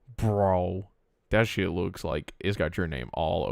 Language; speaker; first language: English; native; English